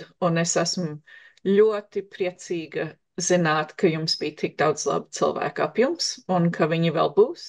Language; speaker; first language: Latvian; early bilingual, heritage; English